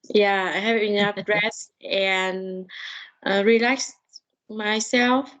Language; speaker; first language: English; non-native, learner; Vietnamese